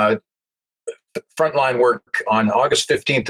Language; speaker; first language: English; native; English